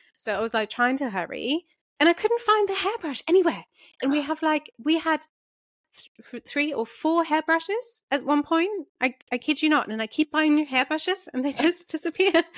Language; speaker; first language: English; non-native, fluent; German